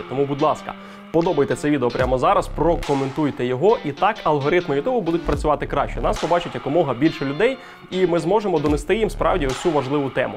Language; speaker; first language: Ukrainian; native; Ukrainian